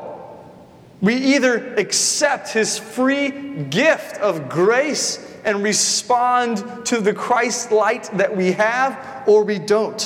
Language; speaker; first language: English; native; English